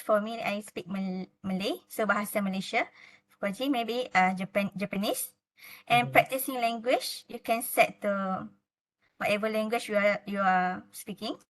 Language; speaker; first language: English; non-native, local second language; Malay